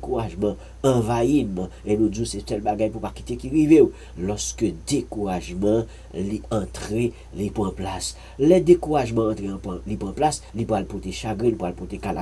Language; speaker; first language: French; non-native, learner; Haitian Creole